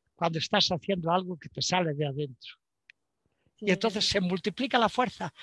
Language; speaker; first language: Spanish; native; Spanish